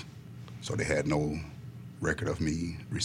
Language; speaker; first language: English; native; English